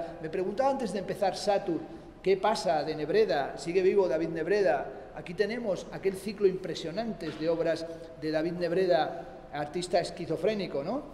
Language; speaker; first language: Spanish; native; Spanish